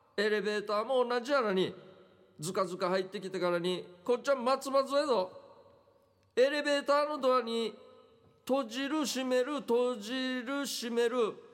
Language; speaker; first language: Japanese; native; Japanese